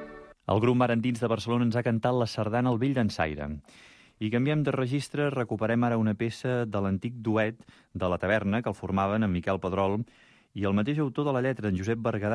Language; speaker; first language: Catalan; native; Catalan